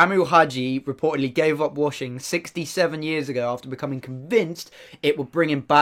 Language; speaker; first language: English; native; English